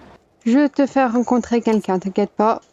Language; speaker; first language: French; native; French